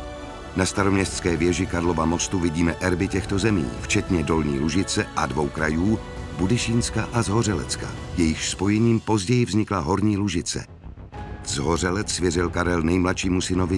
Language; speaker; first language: Czech; native; Czech